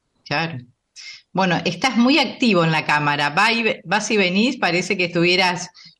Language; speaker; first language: Spanish; native; Spanish